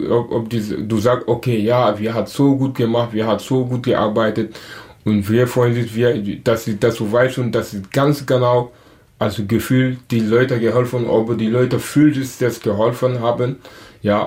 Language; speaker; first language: German; non-native, learner; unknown